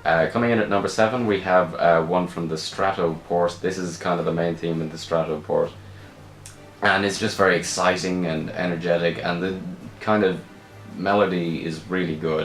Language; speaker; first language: English; native; English